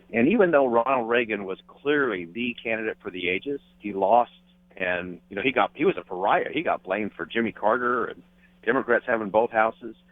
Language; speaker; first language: English; native; English